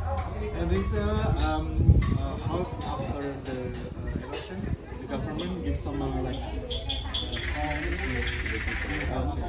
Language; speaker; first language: English; non-native, learner; Indonesian